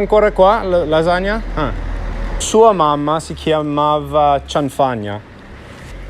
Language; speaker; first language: Italian; non-native, fluent; English